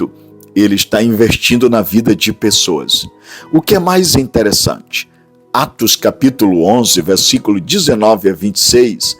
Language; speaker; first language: Portuguese; native; Portuguese